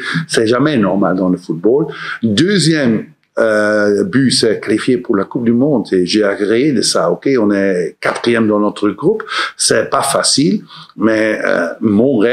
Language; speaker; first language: French; non-native, learner; Dutch